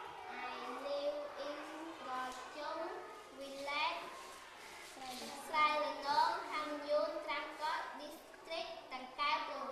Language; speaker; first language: English; non-native, learner; Khmer